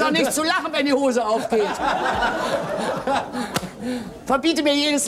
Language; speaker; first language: German; native; German